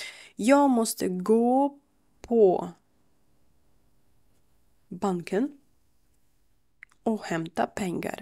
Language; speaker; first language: Swedish; non-native, fluent; Ukrainian